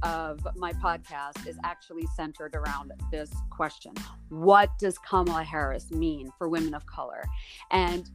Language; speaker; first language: English; non-native, local second language; Bangla